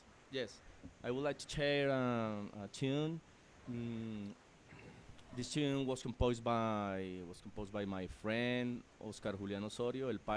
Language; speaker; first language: English; non-native, learner; Spanish